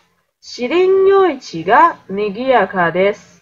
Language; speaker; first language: Japanese; non-native, fluent; Chinese